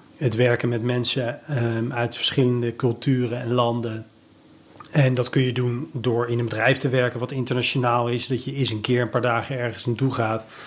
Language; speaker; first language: Dutch; native; Dutch